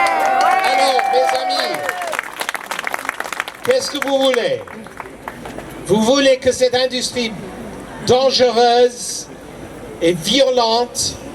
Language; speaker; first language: French; non-native, fluent; English